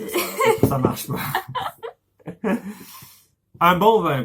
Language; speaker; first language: French; native; French